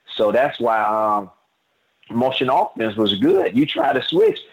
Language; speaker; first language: English; native; English